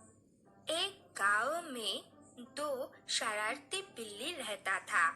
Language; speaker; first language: Hindi; non-native, local second language; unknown